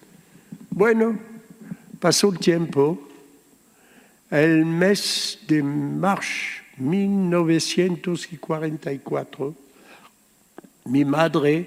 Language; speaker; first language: Spanish; early bilingual, heritage; Spanish